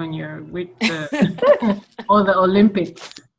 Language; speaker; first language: English; non-native, local second language; Ganda